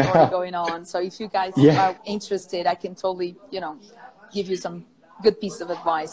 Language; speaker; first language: English; non-native, fluent; Portuguese